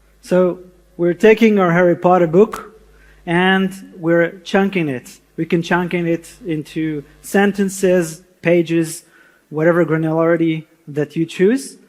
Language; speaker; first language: English; non-native, fluent; Hebrew